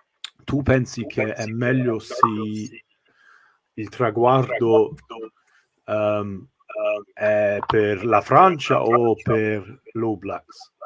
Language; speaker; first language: Italian; early bilingual, heritage; English